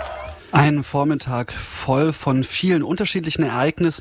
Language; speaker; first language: German; native; German